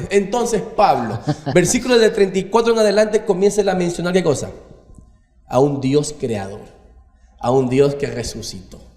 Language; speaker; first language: Spanish; native; Spanish